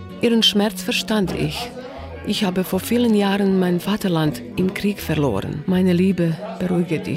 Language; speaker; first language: German; non-native, fluent; Bosnian